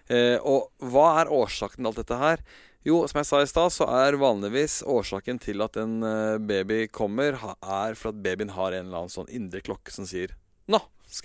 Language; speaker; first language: Norwegian; native; Norwegian